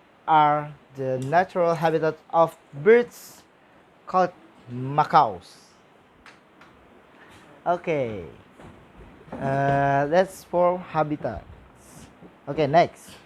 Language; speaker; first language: English; non-native, learner; Indonesian